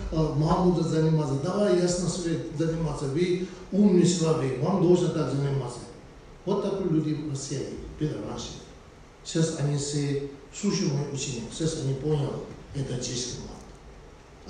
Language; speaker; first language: Russian; non-native, learner; Tibetan